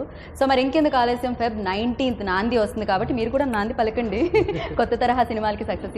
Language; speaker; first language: Telugu; native; Telugu